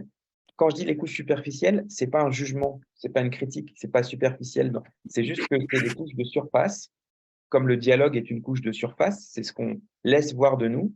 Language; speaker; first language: French; native; French